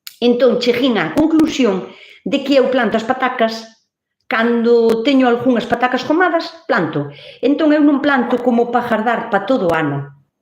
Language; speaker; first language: Galician; native; Galician